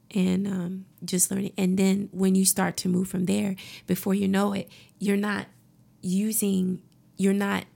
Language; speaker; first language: English; native; English